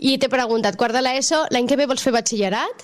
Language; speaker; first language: Catalan; native; Catalan